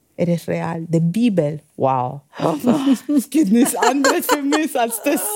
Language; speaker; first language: German; non-native, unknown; Spanish